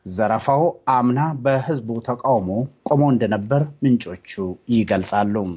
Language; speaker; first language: Amharic; non-native, local second language; Oromo